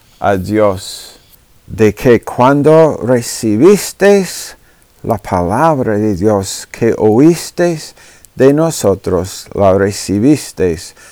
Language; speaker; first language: Spanish; non-native, fluent; English